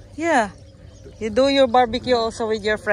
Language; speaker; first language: English; non-native, local second language; Cebuano